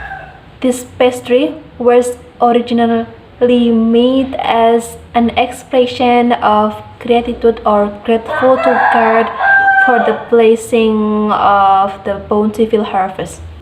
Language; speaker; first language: English; non-native, learner; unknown